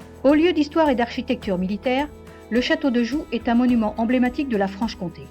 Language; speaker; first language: French; native; French